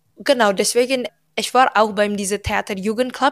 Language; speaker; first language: German; non-native, learner; Indonesian